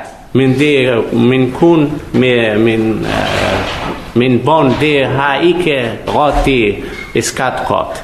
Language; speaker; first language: Danish; non-native, learner; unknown